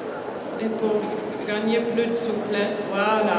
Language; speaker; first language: French; non-native, fluent; German